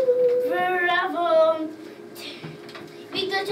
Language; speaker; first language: Romanian; early bilingual, heritage; English